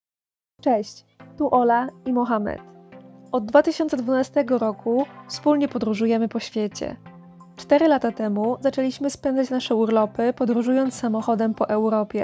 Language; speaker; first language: Polish; native; Polish